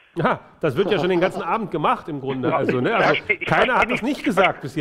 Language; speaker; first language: German; native; German